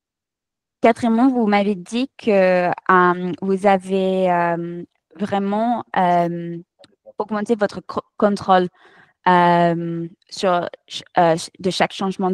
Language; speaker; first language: French; non-native, fluent; English